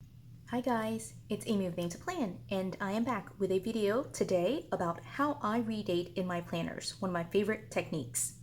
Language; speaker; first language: English; native; English